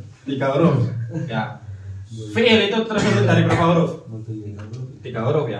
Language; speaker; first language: Indonesian; native; Indonesian